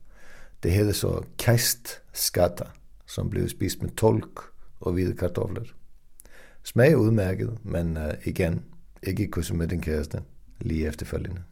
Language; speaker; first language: Danish; non-native, fluent; Icelandic